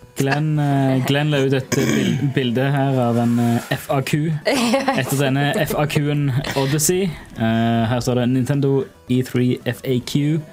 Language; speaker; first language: Norwegian; native; Norwegian